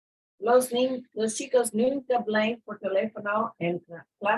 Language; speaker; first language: Spanish; non-native, fluent; English